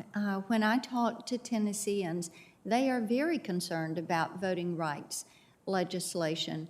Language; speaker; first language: English; native; English